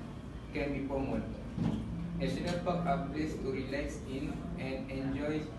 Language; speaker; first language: English; non-native, learner; Malay